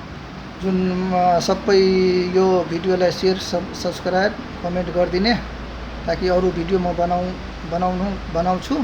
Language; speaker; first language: Nepali; non-native, local second language; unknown